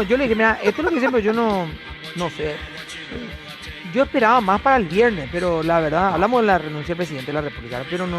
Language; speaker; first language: Spanish; native; Spanish